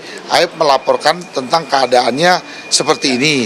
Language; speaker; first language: Indonesian; native; Indonesian